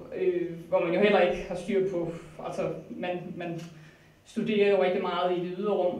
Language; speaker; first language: Danish; native; Danish